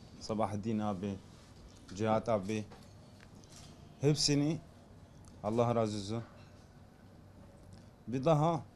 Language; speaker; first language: Turkish; non-native, learner; Arabic